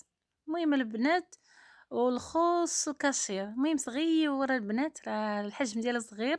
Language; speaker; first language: Arabic; native; Arabic